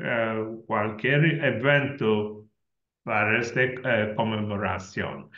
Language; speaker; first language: Spanish; non-native, learner; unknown